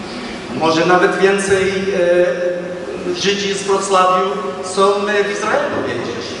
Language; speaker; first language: Polish; early bilingual, heritage; Polish